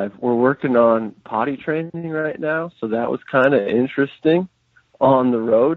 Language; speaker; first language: English; native; English